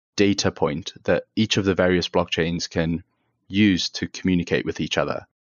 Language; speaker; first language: English; native; English